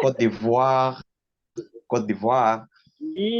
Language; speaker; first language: French; non-native, learner; Portuguese